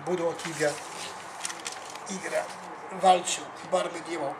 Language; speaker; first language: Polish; non-native, learner; Russian